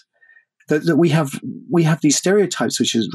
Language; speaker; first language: English; native; English